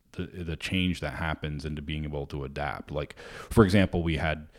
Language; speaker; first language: English; native; English